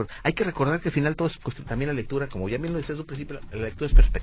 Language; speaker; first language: Spanish; native; Spanish